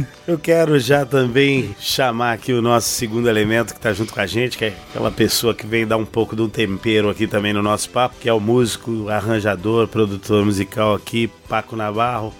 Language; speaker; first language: Portuguese; native; Portuguese